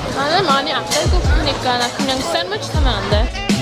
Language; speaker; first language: Korean; early bilingual, heritage; English